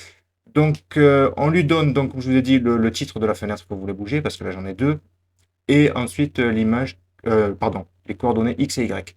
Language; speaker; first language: French; native; French